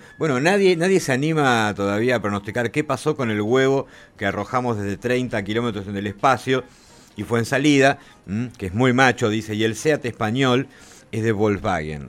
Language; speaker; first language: Spanish; native; Spanish